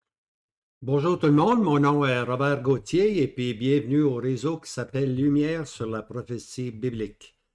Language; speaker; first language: French; native; French